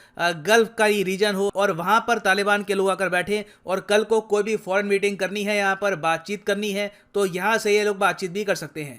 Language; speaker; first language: Hindi; native; Hindi